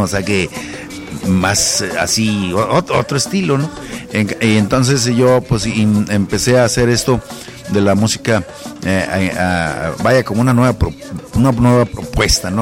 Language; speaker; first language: Spanish; native; Spanish